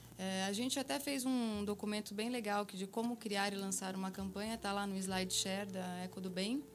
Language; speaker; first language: Portuguese; native; Portuguese